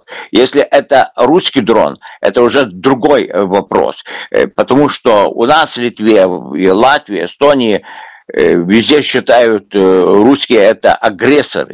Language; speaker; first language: Russian; non-native, local second language; Lithuanian